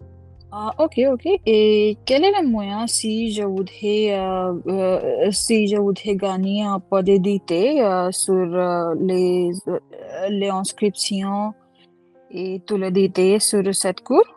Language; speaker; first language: French; non-native, learner; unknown